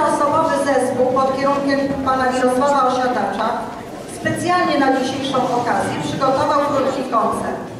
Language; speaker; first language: Polish; native; Polish